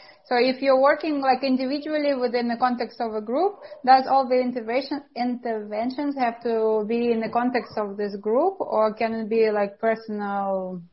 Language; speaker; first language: English; non-native, fluent; Russian